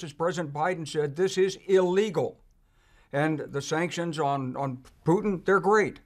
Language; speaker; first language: English; native; English